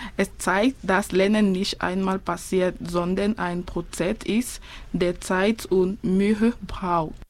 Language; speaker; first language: German; non-native, fluent; French